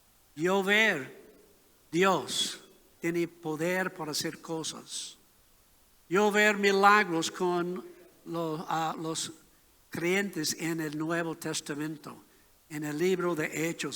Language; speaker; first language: Spanish; non-native, learner; English